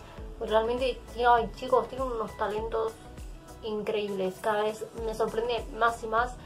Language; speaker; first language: Spanish; native; Spanish